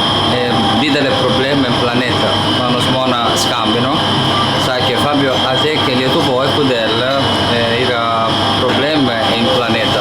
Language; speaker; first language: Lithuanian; non-native, learner; Italian